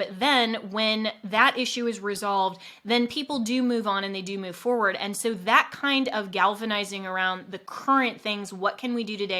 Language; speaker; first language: English; native; English